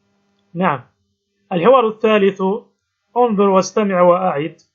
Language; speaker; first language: Arabic; non-native, fluent; Somali